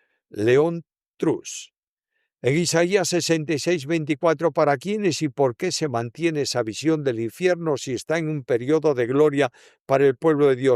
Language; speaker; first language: Spanish; native; Spanish